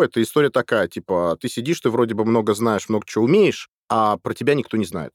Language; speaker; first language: Russian; native; Russian